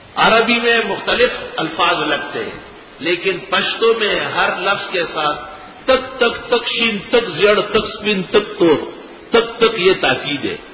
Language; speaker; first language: Urdu; non-native, local second language; Pashto